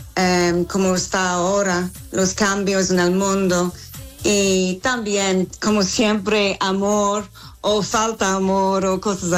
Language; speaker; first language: Spanish; non-native, learner; English